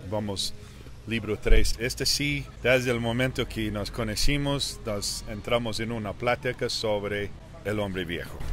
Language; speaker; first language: Spanish; early bilingual, heritage; English